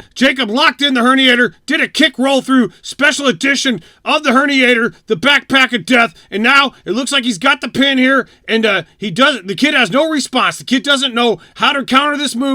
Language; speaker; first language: English; native; English